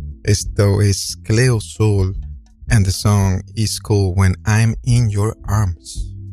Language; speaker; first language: English; non-native, fluent; Spanish